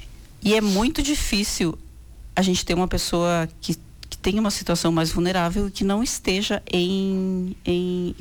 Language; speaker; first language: Portuguese; native; Portuguese